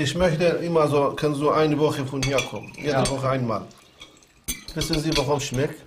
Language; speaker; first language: German; non-native, learner; Kurdish